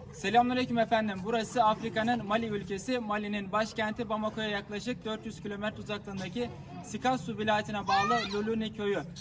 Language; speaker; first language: Turkish; native; Turkish